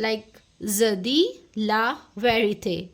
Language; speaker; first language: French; non-native, fluent; Hindi